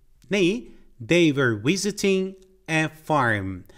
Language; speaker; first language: English; non-native, fluent; Turkish